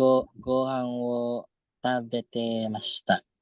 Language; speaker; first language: Japanese; non-native, learner; Filipino